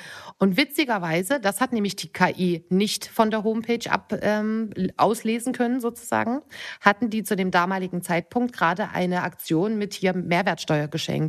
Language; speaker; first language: German; native; German